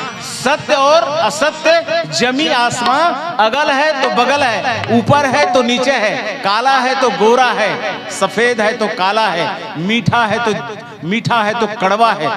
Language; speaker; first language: Hindi; non-native, local second language; Chhattisgarhi